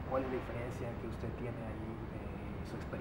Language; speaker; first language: Spanish; native; Spanish